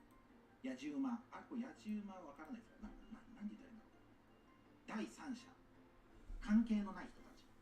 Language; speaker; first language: Japanese; native; Japanese